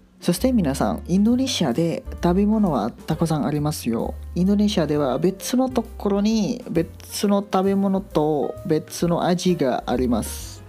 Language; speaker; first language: Japanese; non-native, learner; Indonesian